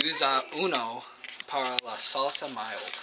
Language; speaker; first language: Spanish; non-native, learner; English